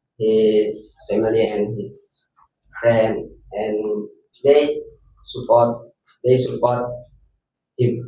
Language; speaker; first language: English; non-native, learner; Indonesian